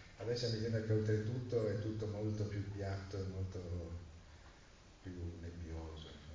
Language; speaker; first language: Italian; native; Italian